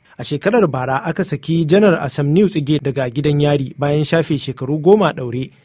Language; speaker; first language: Hausa; native; Hausa